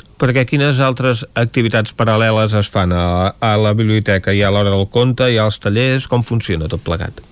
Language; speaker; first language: Catalan; native; Catalan